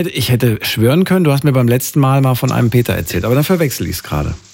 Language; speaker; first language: German; native; German